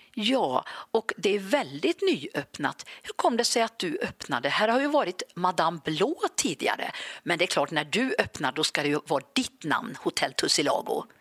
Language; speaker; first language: Swedish; native; Swedish